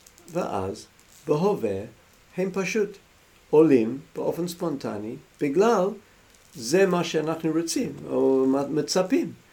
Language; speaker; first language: Hebrew; non-native, fluent; English